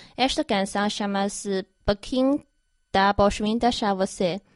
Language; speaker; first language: Portuguese; non-native, learner; Chinese